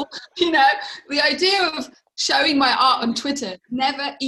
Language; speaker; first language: English; native; English